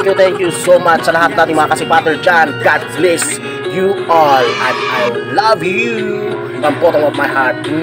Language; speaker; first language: Filipino; non-native, local second language; Cebuano